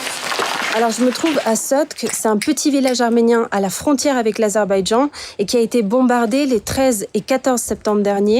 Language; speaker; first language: French; native; French